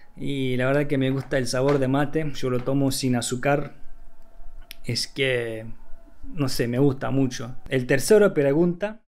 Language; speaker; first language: Spanish; non-native, fluent; Turkish